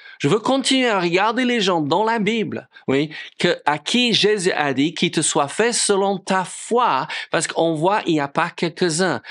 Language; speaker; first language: French; non-native, fluent; English